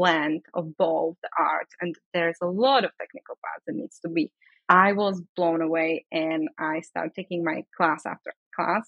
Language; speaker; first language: English; non-native, fluent; Czech